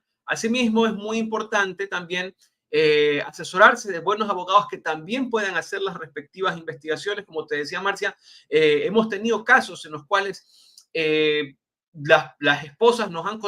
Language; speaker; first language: Spanish; native; Spanish